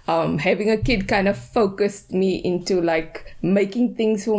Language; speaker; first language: English; native; English